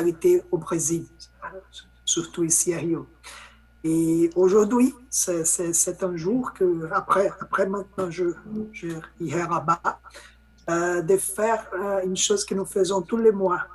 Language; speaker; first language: French; non-native, learner; Portuguese